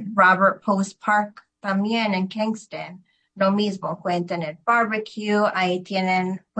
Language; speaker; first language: Spanish; early bilingual, heritage; Spanish